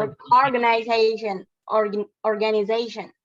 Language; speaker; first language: English; non-native, learner; Indonesian